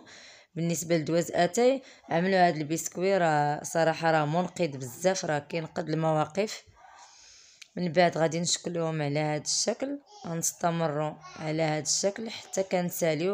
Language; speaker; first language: Arabic; native; Arabic